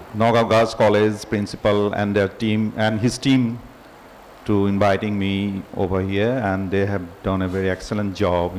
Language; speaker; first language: English; non-native, local second language; Assamese